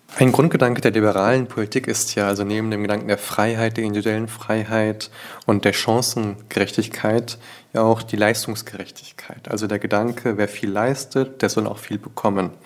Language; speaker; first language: German; early bilingual, other home language; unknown